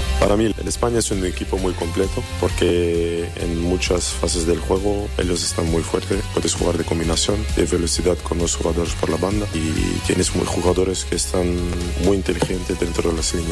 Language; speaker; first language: Spanish; non-native, fluent; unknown